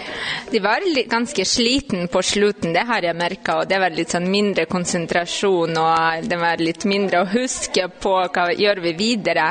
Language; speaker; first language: Norwegian; non-native, fluent; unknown